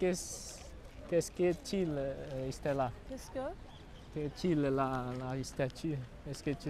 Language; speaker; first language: French; non-native, learner; Portuguese